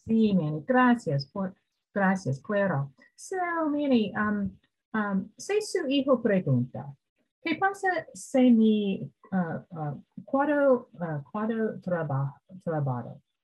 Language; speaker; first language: Spanish; non-native, learner; English